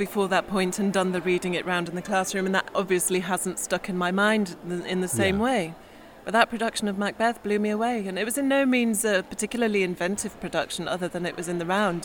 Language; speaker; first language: English; native; English